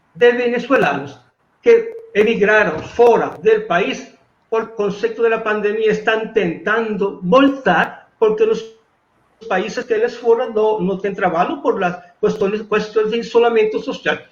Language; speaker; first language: Portuguese; non-native, fluent; Spanish